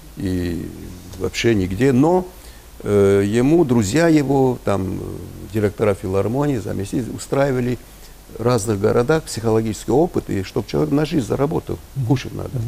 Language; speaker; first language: Russian; non-native, local second language; Armenian